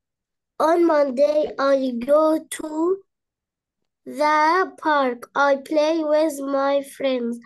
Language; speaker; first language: English; non-native, learner; Arabic